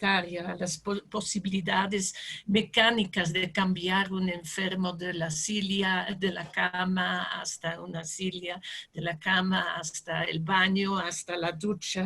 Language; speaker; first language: Spanish; non-native, fluent; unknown